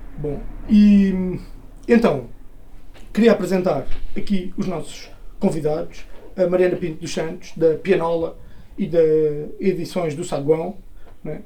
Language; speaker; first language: Portuguese; native; Portuguese